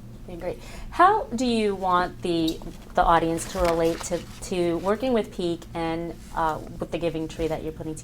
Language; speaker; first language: English; native; English